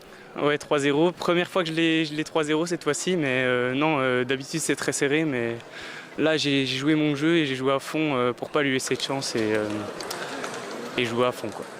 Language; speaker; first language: French; native; French